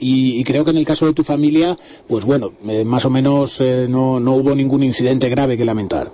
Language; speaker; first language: Spanish; native; Spanish